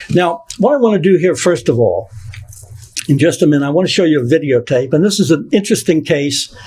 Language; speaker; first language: English; native; English